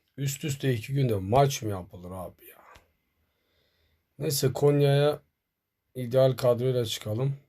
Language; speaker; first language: Turkish; native; Turkish